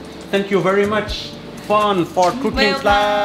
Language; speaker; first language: English; non-native, learner; French